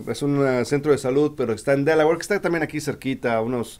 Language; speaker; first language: Spanish; native; Spanish